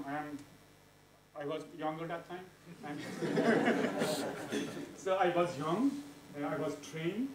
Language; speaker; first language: English; non-native, fluent; Persian